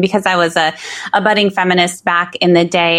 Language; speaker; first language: English; native; English